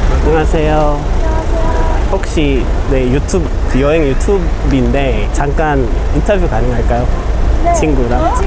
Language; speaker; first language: Korean; non-native, fluent; Kinyarwanda